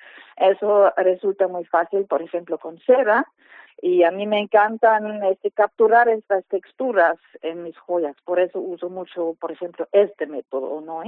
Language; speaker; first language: Spanish; non-native, fluent; German